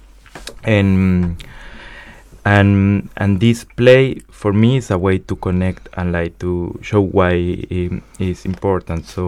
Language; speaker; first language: English; non-native, fluent; Spanish